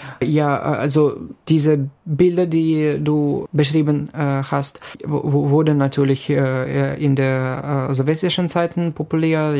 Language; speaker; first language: German; non-native, fluent; Ukrainian